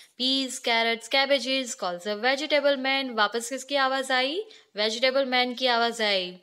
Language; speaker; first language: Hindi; non-native, local second language; Gujarati